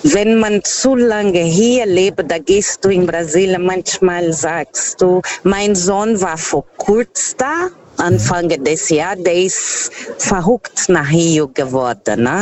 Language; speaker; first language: German; non-native, fluent; Portuguese